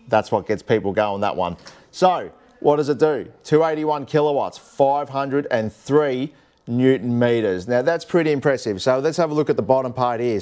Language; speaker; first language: English; native; English